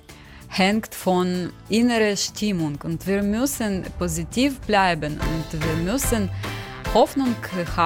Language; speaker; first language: German; non-native, learner; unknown